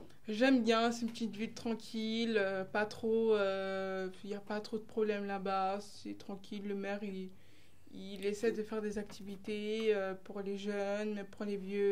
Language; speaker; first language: French; native; French